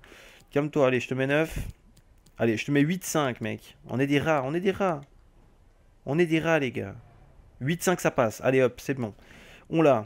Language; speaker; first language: French; native; French